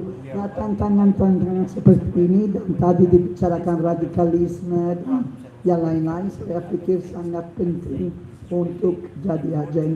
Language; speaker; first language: Indonesian; non-native, fluent; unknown